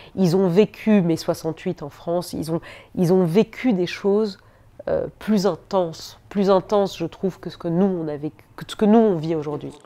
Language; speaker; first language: French; native; French